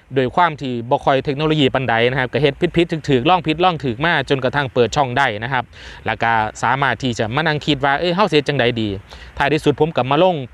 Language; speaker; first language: Thai; non-native, local second language; Northeastern Thai